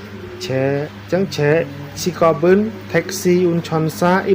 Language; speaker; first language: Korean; non-native, learner; Khmer